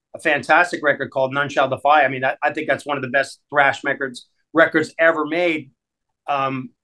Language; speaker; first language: English; native; English